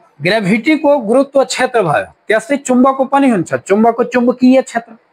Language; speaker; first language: Nepali; non-native, local second language; Maithili